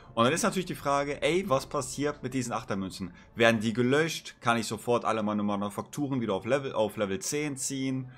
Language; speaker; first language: German; native; German